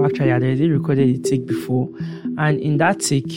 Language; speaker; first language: English; non-native, local second language; Yoruba